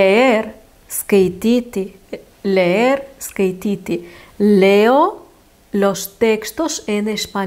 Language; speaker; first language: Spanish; non-native, fluent; Lithuanian